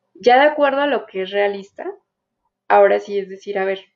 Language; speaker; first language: Spanish; native; Spanish